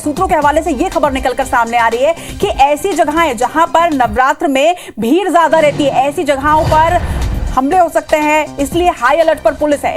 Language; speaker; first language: Hindi; native; Hindi